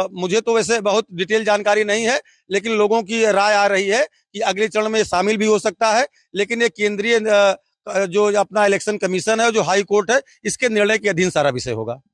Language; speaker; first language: Hindi; native; Hindi